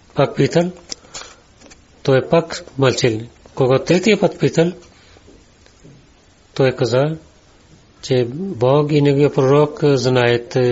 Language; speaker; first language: Bulgarian; non-native, learner; Urdu